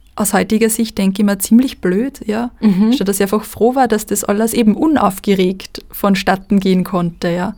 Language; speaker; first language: German; native; German